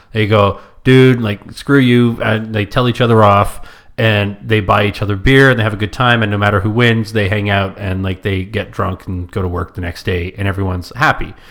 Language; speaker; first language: English; non-native, local second language; French